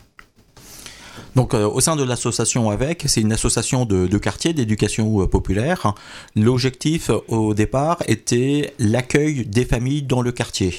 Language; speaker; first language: French; native; French